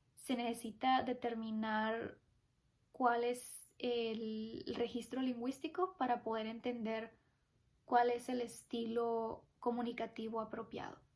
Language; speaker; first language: Spanish; early bilingual, heritage; Spanish